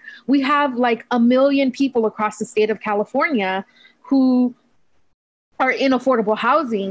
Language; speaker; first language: English; native; English